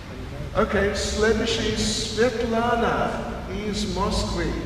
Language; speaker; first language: Russian; non-native, learner; English